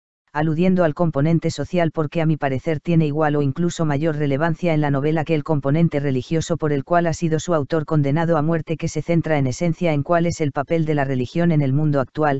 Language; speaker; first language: Spanish; native; Spanish